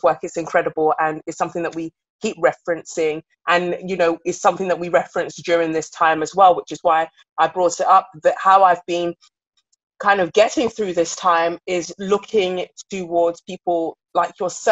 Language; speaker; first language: English; native; English